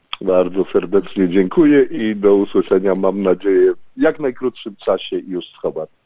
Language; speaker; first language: Polish; native; Polish